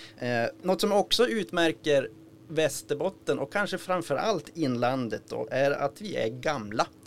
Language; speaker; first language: Swedish; native; Swedish